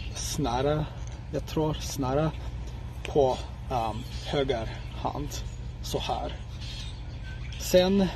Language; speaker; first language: Swedish; non-native, learner; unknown